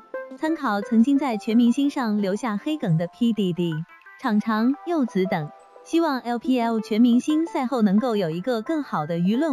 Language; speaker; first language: Chinese; native; Chinese